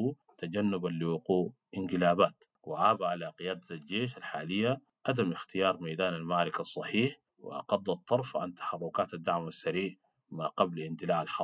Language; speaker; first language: Arabic; native; Arabic